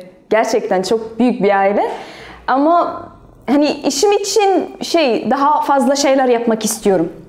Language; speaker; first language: Turkish; non-native, learner; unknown